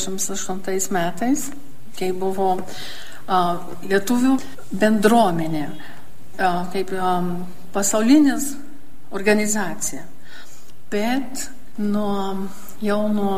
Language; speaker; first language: Lithuanian; early bilingual, heritage; Lithuanian